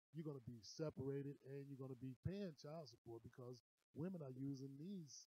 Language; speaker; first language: English; native; English